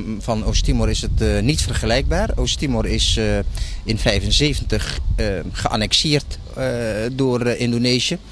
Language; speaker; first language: Dutch; early bilingual, other home language; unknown